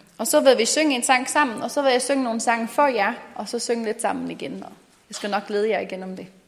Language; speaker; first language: Danish; non-native, fluent; English